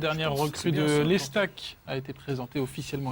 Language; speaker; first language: French; native; French